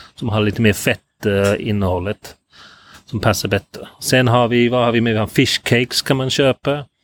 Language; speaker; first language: Swedish; non-native, fluent; English